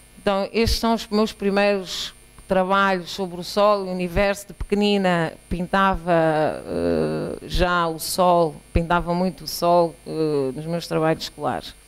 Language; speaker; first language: Portuguese; native; Portuguese